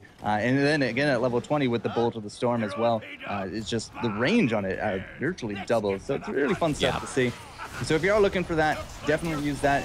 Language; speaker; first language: English; native; English